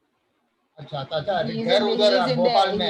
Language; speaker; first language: Hindi; native; Hindi